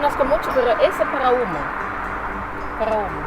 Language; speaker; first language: Spanish; non-native, fluent; Latvian